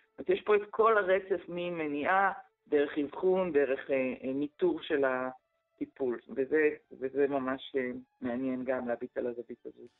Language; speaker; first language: Hebrew; native; Hebrew